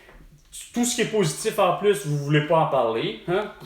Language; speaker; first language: French; native; French